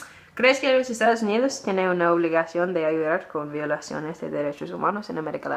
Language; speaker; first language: Spanish; non-native, learner; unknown